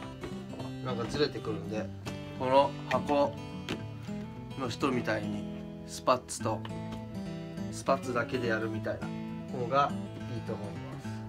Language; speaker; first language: Japanese; native; Japanese